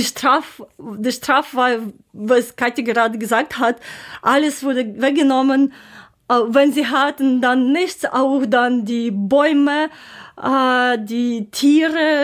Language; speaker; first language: German; non-native, learner; Ukrainian